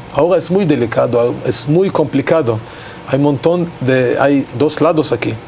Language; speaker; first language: Spanish; non-native, learner; Hebrew